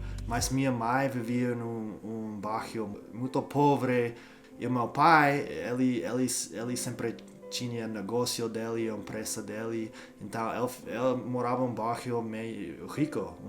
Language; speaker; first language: Portuguese; non-native, learner; English